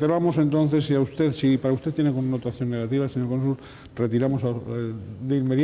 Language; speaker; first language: Spanish; native; Spanish